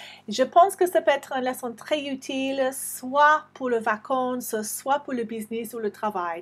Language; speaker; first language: French; non-native, fluent; English